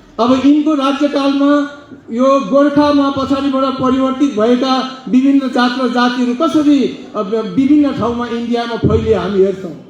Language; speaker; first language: Nepali; native; Nepali